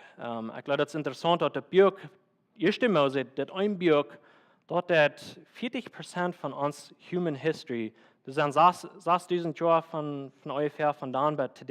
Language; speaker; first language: German; non-native, learner; Plautdietsch